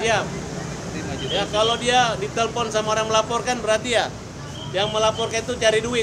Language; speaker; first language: Indonesian; native; Indonesian